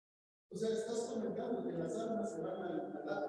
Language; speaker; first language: Spanish; native; Spanish